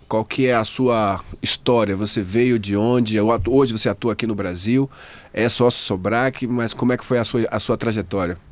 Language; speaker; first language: Portuguese; native; Portuguese